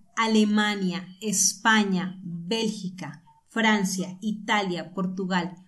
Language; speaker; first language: Spanish; native; Spanish